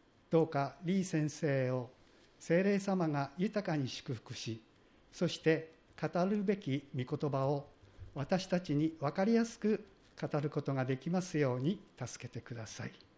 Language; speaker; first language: Japanese; native; Japanese